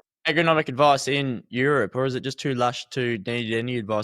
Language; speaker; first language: English; native; English